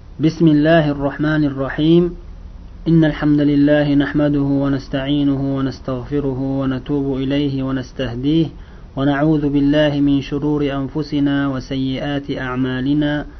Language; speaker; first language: Arabic; non-native, fluent; Uzbek